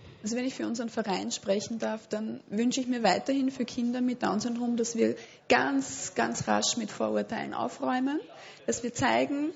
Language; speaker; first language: German; native; German